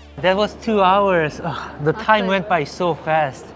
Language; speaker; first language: English; non-native, fluent; Korean